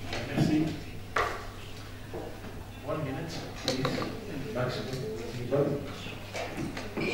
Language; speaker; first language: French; non-native, local second language; Dutch